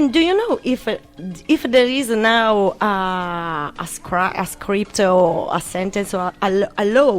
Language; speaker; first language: English; non-native, learner; Italian